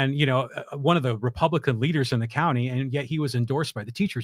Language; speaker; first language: English; native; English